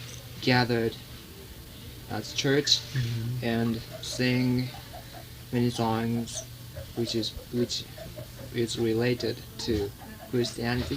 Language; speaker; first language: English; non-native, learner; Japanese